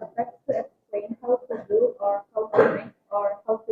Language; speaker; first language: English; non-native, learner; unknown